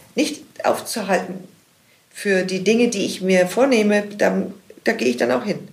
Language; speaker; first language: German; native; German